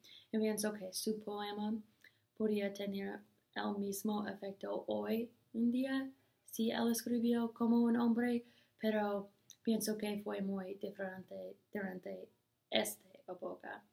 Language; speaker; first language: Spanish; non-native, learner; English